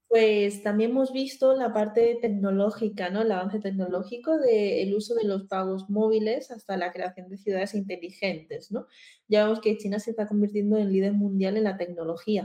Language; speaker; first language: Spanish; early bilingual, other home language; Chinese